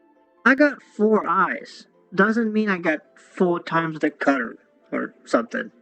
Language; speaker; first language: English; native; English